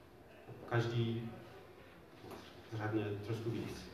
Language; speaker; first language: Czech; non-native, fluent; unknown